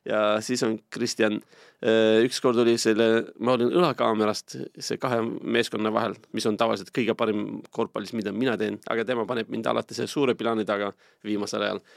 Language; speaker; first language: Estonian; non-native, fluent; Turkish